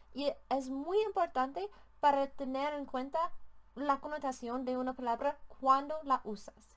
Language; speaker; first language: Spanish; non-native, learner; English